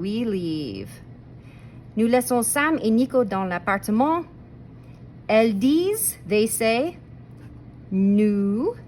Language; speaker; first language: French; non-native, fluent; English